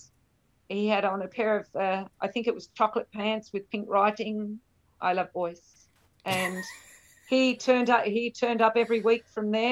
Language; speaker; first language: English; native; English